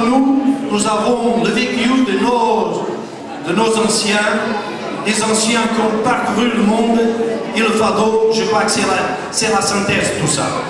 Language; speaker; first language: French; non-native, fluent; Portuguese